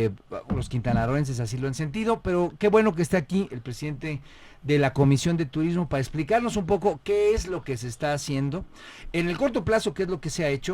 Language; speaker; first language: Spanish; native; Spanish